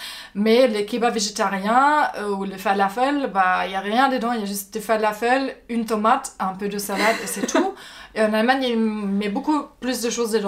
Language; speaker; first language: French; non-native, fluent; German